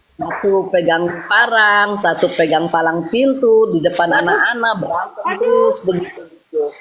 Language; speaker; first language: Indonesian; non-native, local second language; Minangkabau